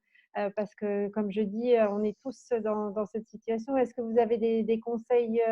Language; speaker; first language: French; native; French